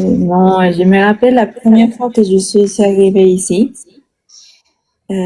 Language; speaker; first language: French; non-native, learner; Spanish